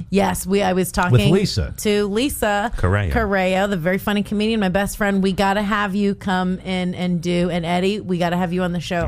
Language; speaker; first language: English; native; English